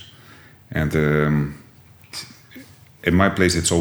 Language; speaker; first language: English; non-native, fluent; Dutch